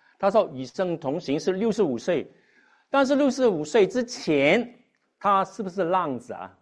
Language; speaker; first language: Chinese; non-native, local second language; Cantonese